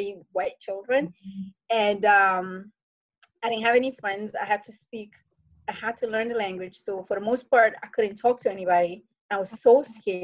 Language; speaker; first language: English; early bilingual, other home language; Fula